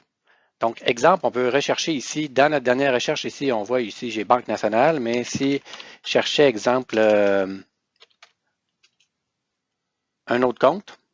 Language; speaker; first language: French; native; French